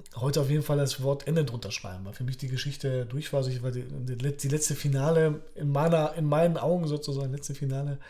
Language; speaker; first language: German; early bilingual, other home language; Polish